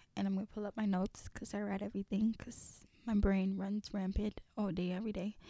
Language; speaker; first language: English; early bilingual, other home language; French